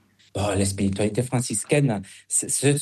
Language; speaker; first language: French; non-native, fluent; Spanish